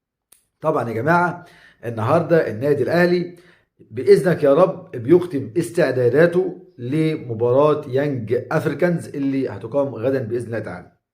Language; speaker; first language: Arabic; native; Arabic